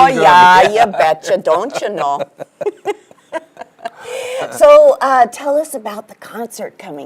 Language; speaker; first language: English; native; English